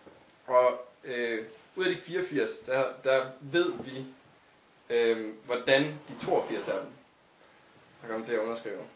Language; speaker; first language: Danish; native; Danish